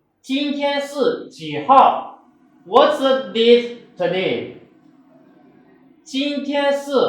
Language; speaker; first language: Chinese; non-native, fluent; Urdu